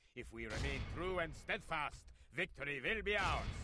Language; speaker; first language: English; native; English